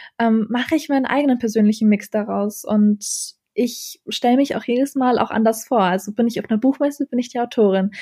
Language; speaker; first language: German; early bilingual, other home language; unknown